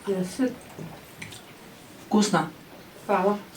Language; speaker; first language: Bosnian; non-native, learner; Russian